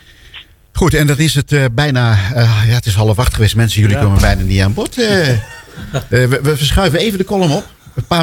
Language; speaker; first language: Dutch; native; Dutch